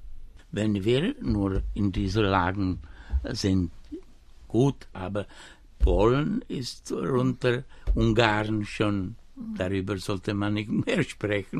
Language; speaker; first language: German; non-native, fluent; Czech